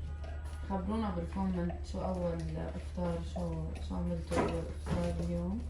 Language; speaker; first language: Arabic; native; Arabic